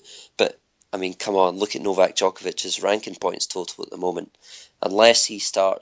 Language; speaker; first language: English; native; English